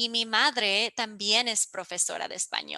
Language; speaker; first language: Spanish; early bilingual, heritage; English